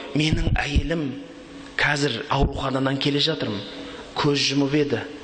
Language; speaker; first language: Kazakh; native; Kazakh